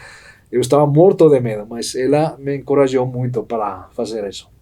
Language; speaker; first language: Portuguese; non-native, fluent; Spanish